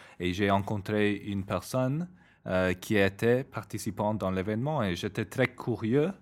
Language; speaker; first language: French; non-native, fluent; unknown